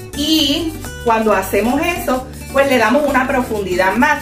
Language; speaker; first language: Spanish; native; Spanish